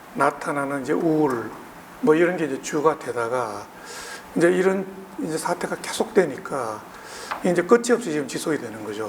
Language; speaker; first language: Korean; native; Korean